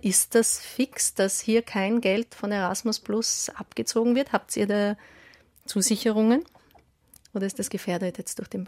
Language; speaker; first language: German; native; German